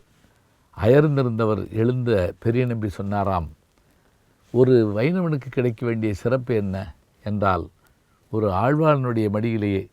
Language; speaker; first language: Tamil; native; Tamil